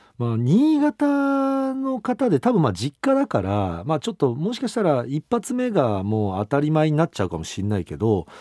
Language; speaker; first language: Japanese; native; Japanese